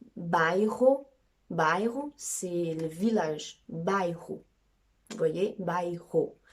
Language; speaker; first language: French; non-native, fluent; Portuguese